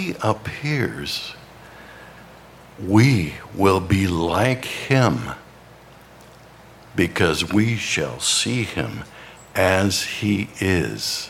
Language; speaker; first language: English; native; English